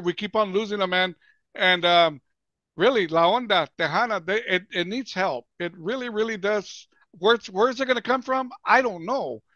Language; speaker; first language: English; early bilingual, other home language; Spanish